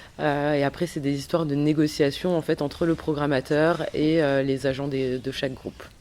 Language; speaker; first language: French; native; French